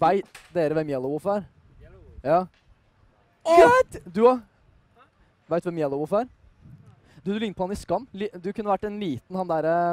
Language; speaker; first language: Norwegian; native; Norwegian